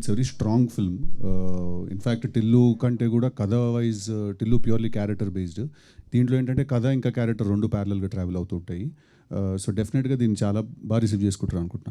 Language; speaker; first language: Telugu; native; Telugu